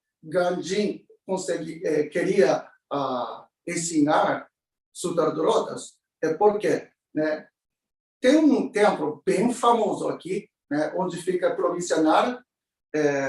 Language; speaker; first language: Portuguese; non-native, learner; Japanese